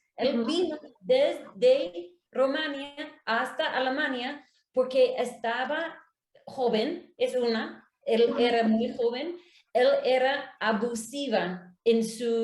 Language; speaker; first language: Spanish; non-native, learner; English